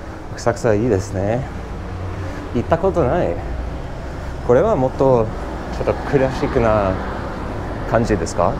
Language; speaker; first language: Japanese; non-native, learner; English